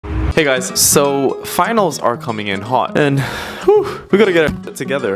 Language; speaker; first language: English; native; English